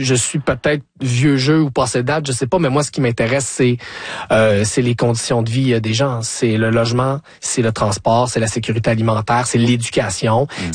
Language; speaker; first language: French; native; French